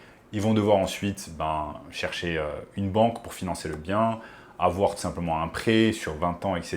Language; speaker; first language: French; native; French